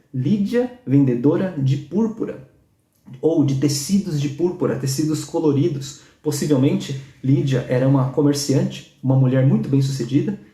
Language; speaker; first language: Portuguese; native; Portuguese